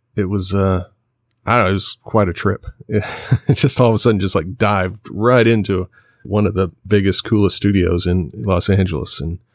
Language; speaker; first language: English; native; English